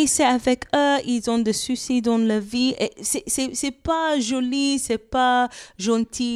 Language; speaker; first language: French; non-native, fluent; English